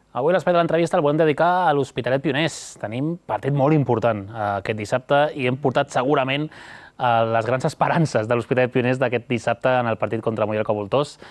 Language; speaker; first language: Catalan; native; Catalan